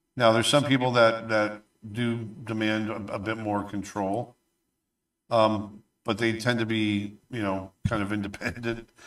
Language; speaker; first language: English; native; English